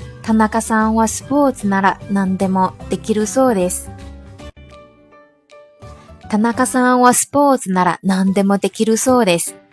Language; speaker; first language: Japanese; non-native, fluent; Chinese